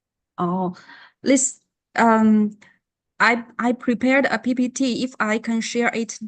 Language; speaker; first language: English; non-native, learner; Chinese